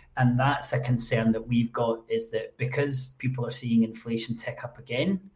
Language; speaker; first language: English; native; English